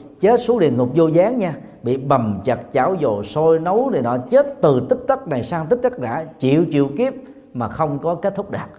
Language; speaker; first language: Vietnamese; native; Vietnamese